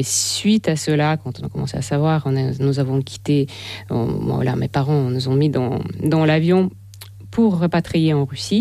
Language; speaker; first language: French; non-native, fluent; Russian